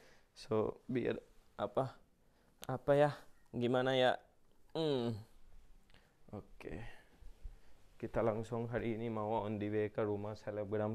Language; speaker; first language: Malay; non-native, fluent; Urdu